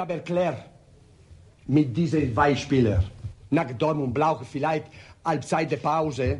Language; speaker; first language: German; non-native, learner; Italian